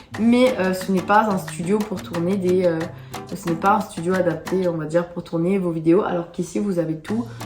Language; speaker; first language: French; non-native, local second language; Morisyen